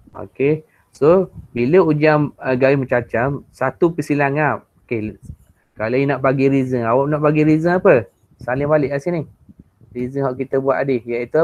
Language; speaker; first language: Malay; native; Malay